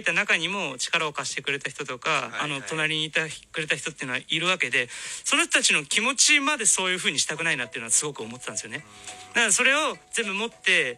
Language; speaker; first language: Japanese; native; Japanese